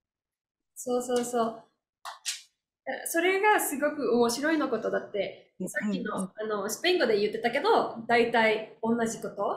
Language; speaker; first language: Japanese; non-native, learner; Spanish